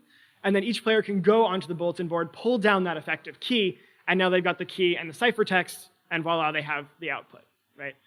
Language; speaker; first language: English; native; English